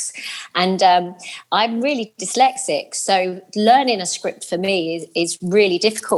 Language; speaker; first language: English; native; English